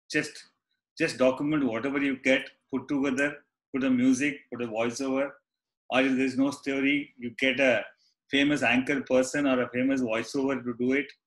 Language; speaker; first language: English; non-native, local second language; Tamil